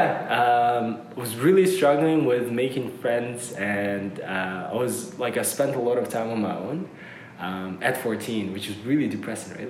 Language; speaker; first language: English; early bilingual, other home language; Uzbek